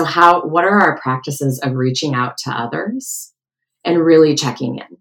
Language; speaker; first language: English; native; English